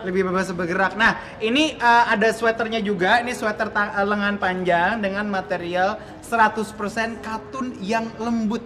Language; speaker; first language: Indonesian; native; Indonesian